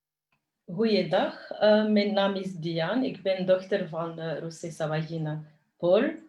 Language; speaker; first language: Dutch; non-native, fluent; Kinyarwanda